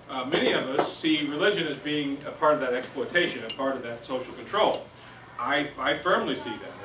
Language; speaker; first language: English; native; English